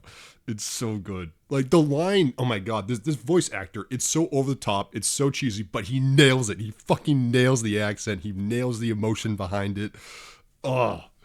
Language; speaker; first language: English; native; English